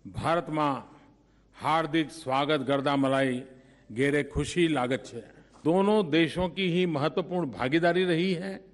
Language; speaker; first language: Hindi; native; Hindi